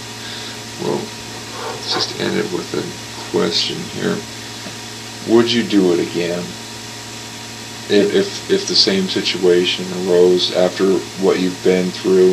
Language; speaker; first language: English; native; English